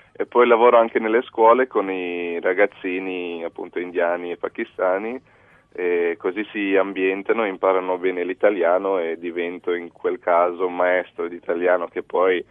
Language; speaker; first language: Italian; early bilingual, heritage; Italian